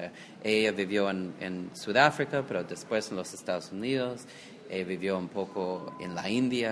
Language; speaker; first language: Spanish; non-native, fluent; English